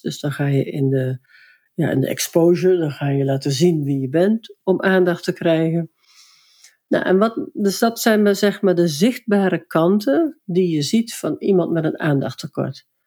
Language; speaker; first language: Dutch; native; Dutch